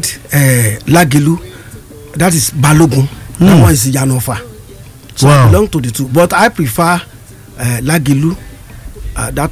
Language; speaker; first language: English; non-native, local second language; Yoruba